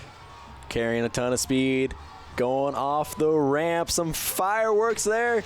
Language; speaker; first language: English; native; English